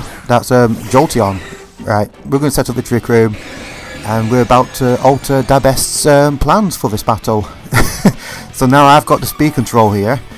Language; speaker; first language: English; native; English